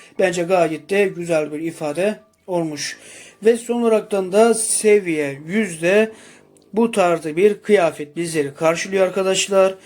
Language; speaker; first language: Turkish; native; Turkish